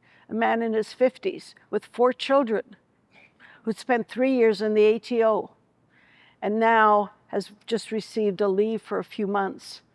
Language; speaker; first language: English; early bilingual, other home language; Ukrainian